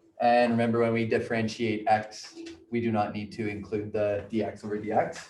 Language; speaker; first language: English; native; English